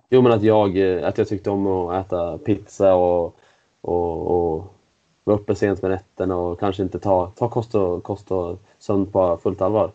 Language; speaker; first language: Swedish; native; Swedish